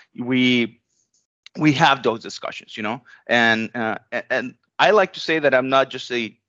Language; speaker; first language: English; non-native, fluent; Spanish